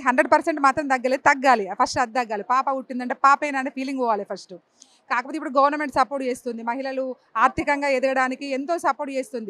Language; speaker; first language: Telugu; native; Telugu